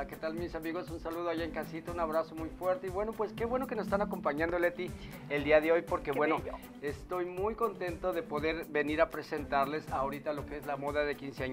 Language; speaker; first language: Spanish; native; Spanish